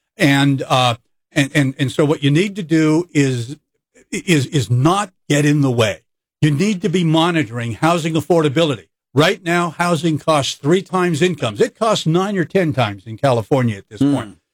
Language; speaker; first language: English; native; English